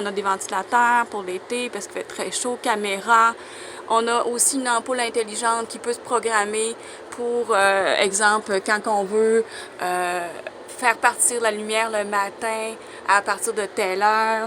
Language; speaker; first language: French; native; French